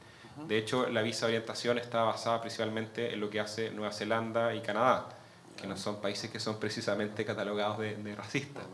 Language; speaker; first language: Spanish; native; Spanish